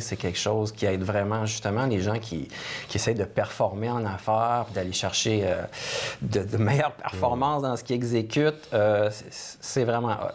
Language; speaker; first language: French; native; French